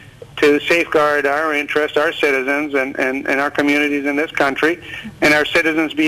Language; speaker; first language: English; native; English